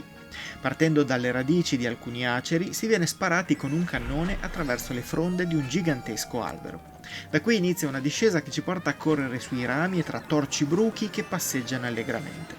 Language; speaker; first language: Italian; native; Italian